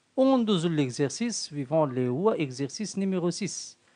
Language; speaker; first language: French; non-native, local second language; Arabic